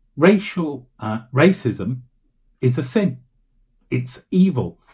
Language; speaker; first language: English; native; English